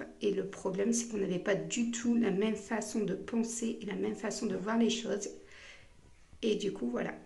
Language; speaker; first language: French; native; French